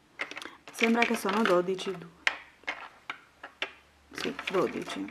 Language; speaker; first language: Italian; non-native, fluent; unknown